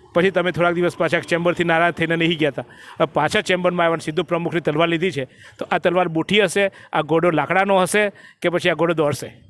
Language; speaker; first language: Gujarati; native; Gujarati